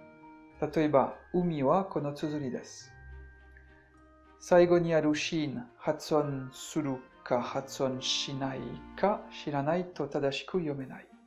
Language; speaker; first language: Japanese; non-native, fluent; French